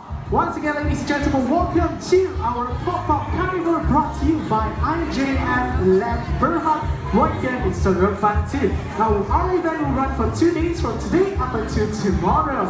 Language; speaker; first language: English; non-native, local second language; Chinese